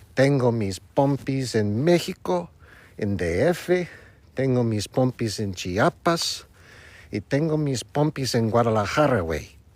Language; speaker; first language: Spanish; non-native, fluent; English